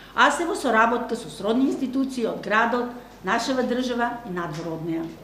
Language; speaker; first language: Macedonian; native; Macedonian